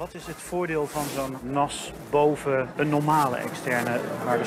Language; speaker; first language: Dutch; native; Dutch